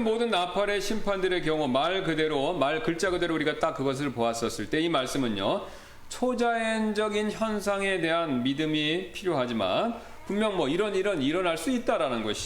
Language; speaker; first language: Korean; native; Korean